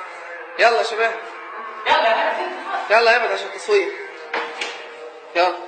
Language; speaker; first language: Arabic; native; Arabic